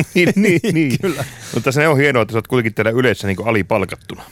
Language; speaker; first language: Finnish; native; Finnish